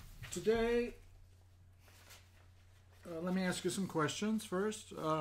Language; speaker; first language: English; native; English